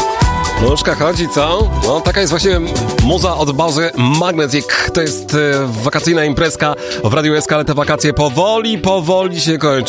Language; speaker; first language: Polish; native; Polish